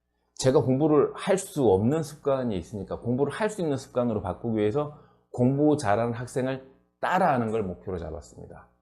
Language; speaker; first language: Korean; native; Korean